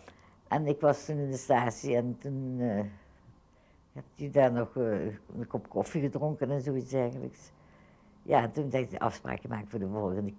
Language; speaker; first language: Dutch; native; Dutch